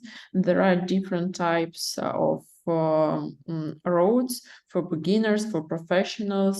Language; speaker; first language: English; non-native, learner; Russian